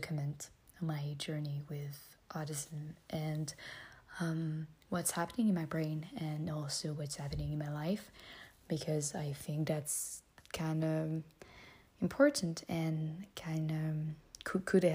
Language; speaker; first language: English; non-native, fluent; French